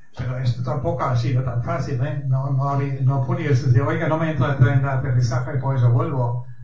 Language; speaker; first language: Spanish; non-native, fluent; German